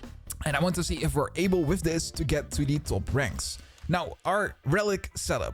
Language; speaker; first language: English; non-native, fluent; Dutch